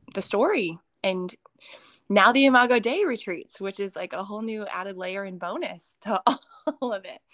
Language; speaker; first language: English; early bilingual, other home language; Hindi